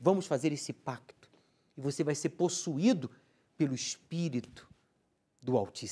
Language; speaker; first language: Portuguese; native; Portuguese